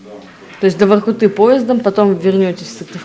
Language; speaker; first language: Russian; native; Russian